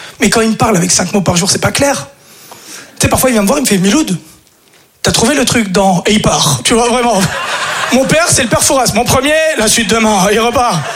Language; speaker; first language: French; early bilingual, other home language; Arabic